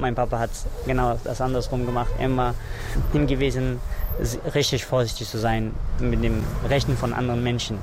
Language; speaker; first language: German; non-native, fluent; Persian